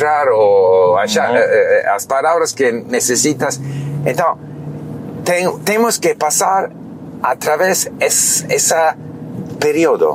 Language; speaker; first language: Portuguese; non-native, learner; English